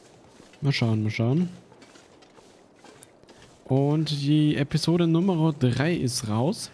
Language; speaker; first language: German; native; German